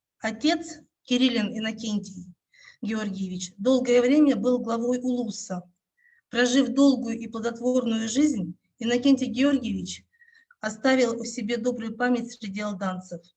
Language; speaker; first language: Russian; native; Russian